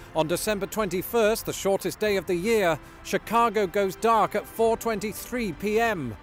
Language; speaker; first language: English; native; English